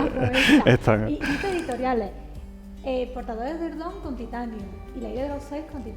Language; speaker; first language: Spanish; native; Spanish